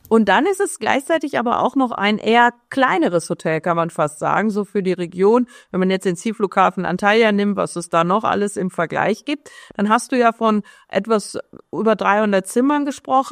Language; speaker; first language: German; native; German